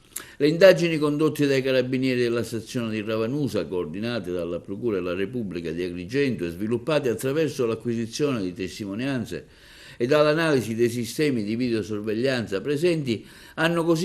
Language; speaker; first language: Italian; native; Italian